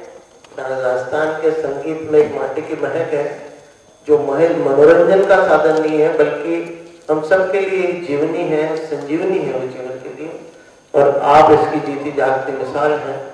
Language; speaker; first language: Hindi; native; Hindi